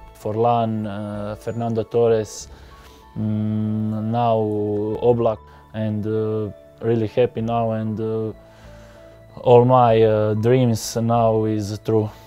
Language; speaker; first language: English; non-native, learner; Croatian